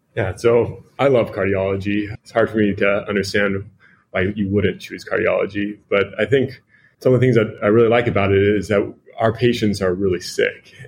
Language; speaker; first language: English; native; English